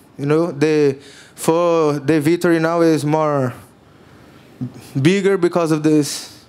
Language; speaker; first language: English; non-native, learner; Portuguese